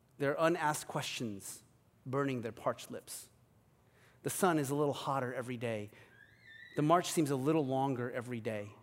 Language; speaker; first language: English; early bilingual, other home language; Korean